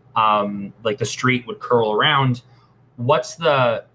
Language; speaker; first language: English; native; English